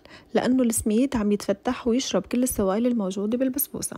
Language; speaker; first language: Arabic; native; Arabic